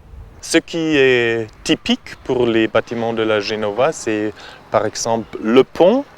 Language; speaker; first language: French; non-native, learner; German